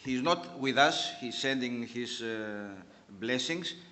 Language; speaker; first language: English; non-native, fluent; Greek